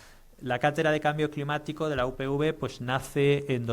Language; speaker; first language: Spanish; native; Spanish